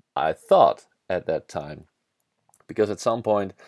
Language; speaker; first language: English; non-native, fluent; Dutch